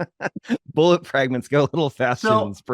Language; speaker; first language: English; native; English